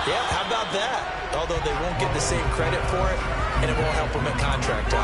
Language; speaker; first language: English; native; English